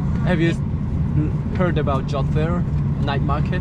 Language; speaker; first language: English; non-native, learner; Korean